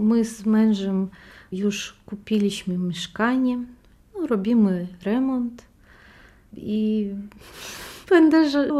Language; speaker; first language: Polish; non-native, learner; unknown